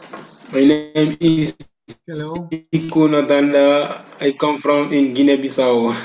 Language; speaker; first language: English; non-native, learner; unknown